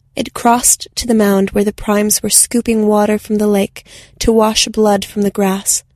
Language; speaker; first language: English; native; English